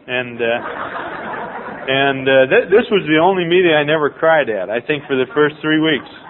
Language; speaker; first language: English; native; English